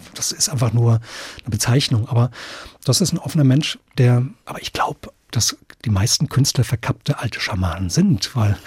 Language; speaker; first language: German; native; German